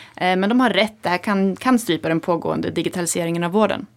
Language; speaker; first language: Swedish; native; Swedish